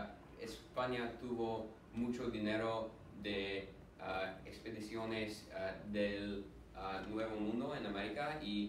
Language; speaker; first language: Spanish; non-native, learner; English